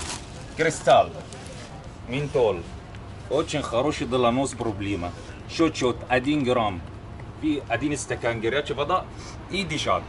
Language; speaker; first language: Russian; non-native, learner; Arabic